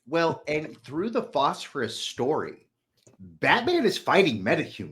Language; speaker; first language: English; native; English